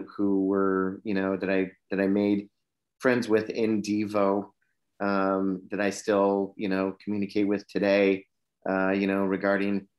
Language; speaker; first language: English; native; English